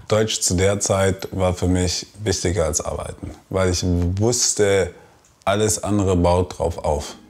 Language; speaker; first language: German; non-native, fluent; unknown